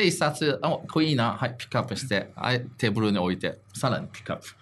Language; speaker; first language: Japanese; non-native, fluent; Chinese